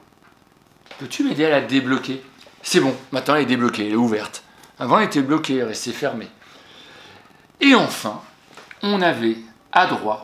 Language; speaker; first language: French; native; French